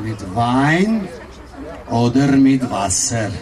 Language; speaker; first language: German; non-native, learner; Slovenian